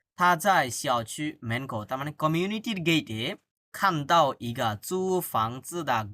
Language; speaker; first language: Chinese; non-native, fluent; Bangla